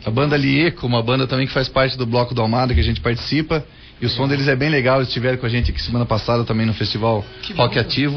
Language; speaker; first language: Portuguese; native; Portuguese